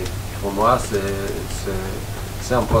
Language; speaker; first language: French; non-native, fluent; German